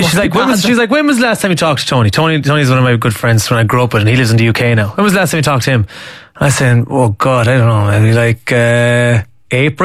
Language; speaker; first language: English; native; English